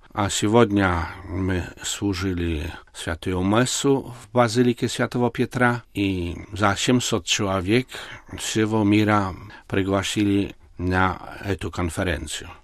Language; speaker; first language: Russian; non-native, local second language; Belarusian